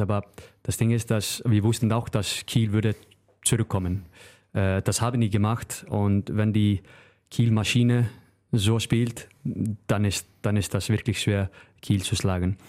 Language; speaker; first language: German; non-native, learner; Icelandic